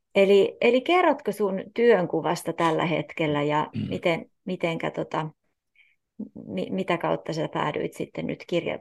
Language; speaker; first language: Finnish; native; Finnish